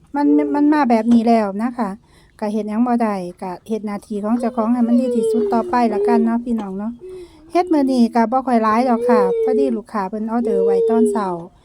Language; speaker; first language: Thai; native; Thai